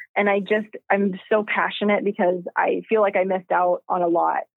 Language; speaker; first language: English; native; English